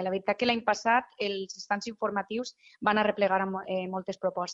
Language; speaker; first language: Catalan; native; Catalan